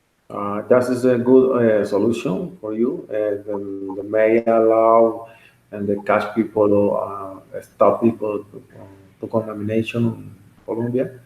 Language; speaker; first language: English; non-native, learner; Spanish